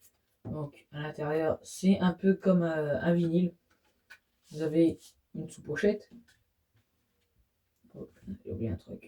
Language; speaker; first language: French; native; French